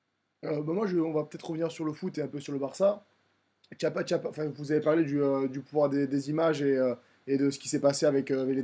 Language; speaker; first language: French; native; French